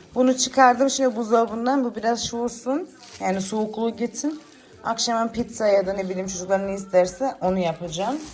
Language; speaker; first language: Turkish; early bilingual, heritage; Turkish